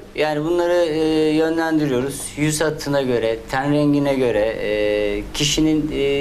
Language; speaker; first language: Turkish; native; Turkish